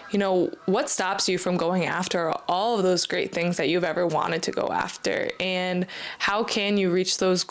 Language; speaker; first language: English; native; English